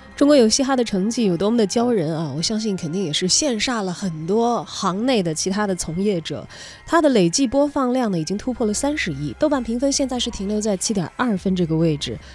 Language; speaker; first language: Chinese; native; Chinese